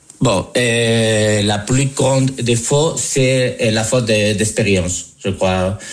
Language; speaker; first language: French; non-native, learner; Spanish